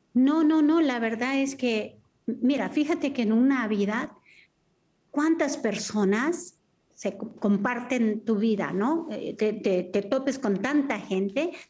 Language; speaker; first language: Spanish; early bilingual, heritage; Spanish